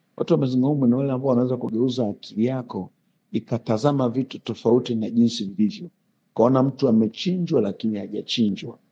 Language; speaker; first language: Swahili; native; Swahili